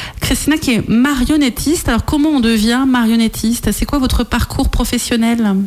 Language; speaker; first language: French; native; French